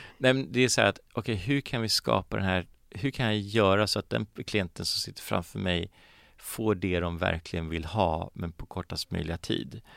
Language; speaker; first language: Swedish; early bilingual, other home language; Polish